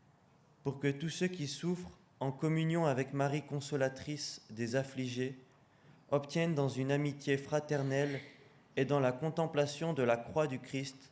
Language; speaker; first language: French; native; French